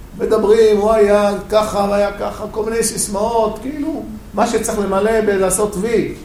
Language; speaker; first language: Hebrew; non-native, fluent; English